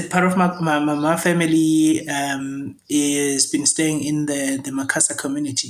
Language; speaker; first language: English; non-native, local second language; Zulu